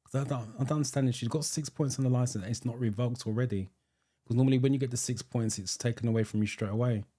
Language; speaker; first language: English; native; English